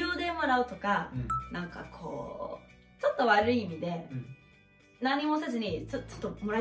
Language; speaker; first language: Japanese; non-native, fluent; English